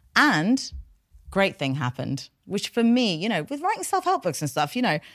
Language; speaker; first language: English; non-native, local second language; Persian